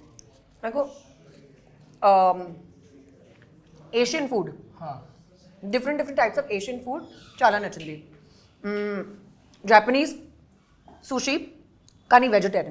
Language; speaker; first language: Telugu; non-native, learner; Hindi